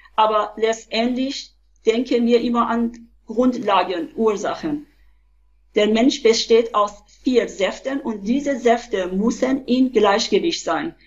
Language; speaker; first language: German; non-native, fluent; Persian